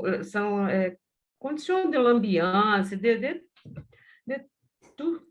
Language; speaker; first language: French; non-native, learner; Portuguese